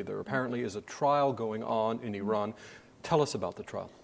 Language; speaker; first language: English; native; English